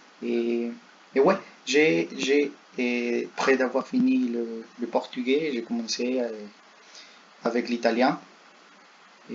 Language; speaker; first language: French; non-native, learner; Spanish